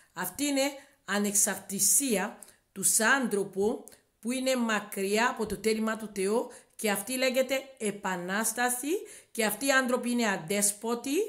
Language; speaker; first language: Greek; non-native, learner; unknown